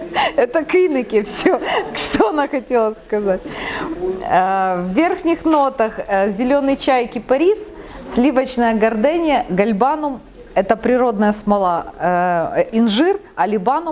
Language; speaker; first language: Russian; native; Russian